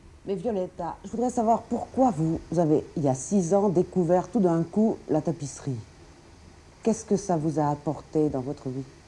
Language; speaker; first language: French; native; French